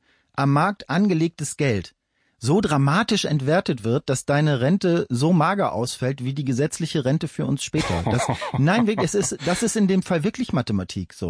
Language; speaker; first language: German; native; German